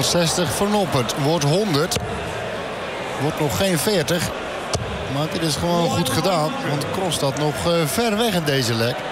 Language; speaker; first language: Dutch; native; Dutch